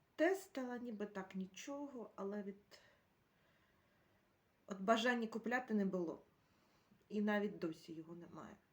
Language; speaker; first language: Ukrainian; native; Ukrainian